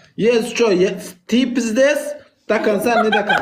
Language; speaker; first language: Russian; non-native, learner; Turkmen